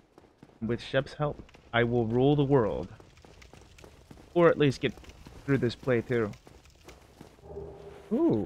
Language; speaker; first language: English; native; English